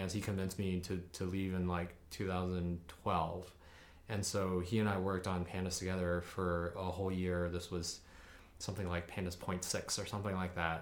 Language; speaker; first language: English; early bilingual, other home language; Chinese